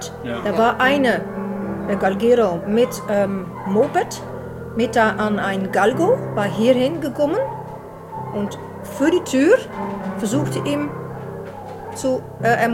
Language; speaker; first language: German; non-native, learner; Dutch